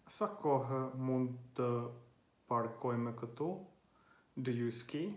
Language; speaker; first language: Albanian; non-native, learner; Finnish